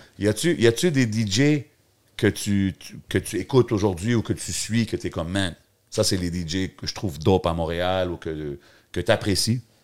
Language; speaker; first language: French; native; French